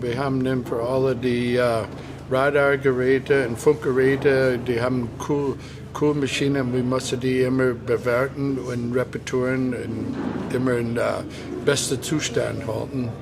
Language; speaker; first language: German; non-native, fluent; English